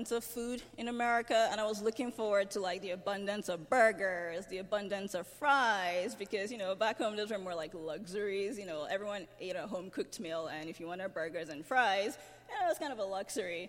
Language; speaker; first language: English; non-native, local second language; Yoruba